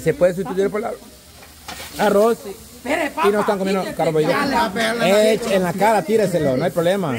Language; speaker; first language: Spanish; native; Spanish